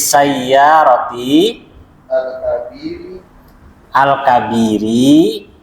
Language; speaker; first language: Arabic; non-native, fluent; Indonesian